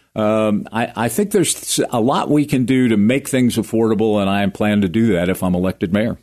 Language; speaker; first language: English; native; English